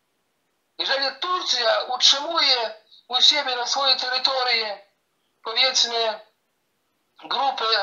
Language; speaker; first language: Polish; early bilingual, heritage; Polish